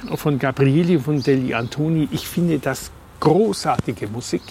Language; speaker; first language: German; native; German